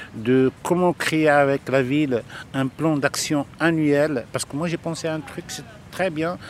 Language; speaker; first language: French; non-native, local second language; Arabic